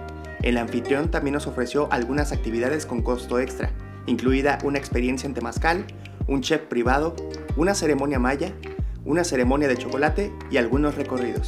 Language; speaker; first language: Spanish; native; Spanish